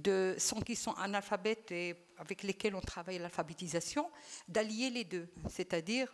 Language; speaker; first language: French; non-native, local second language; Arabic